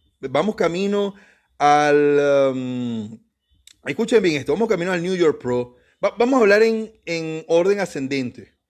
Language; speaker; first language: Spanish; native; Spanish